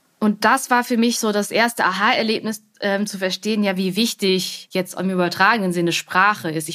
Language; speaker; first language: German; early bilingual, other home language; Vietnamese